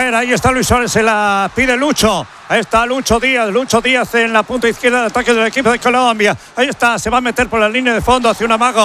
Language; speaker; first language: Spanish; native; Spanish